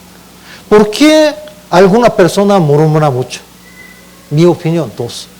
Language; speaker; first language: Spanish; non-native, learner; Korean